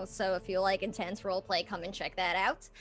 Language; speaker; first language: English; native; English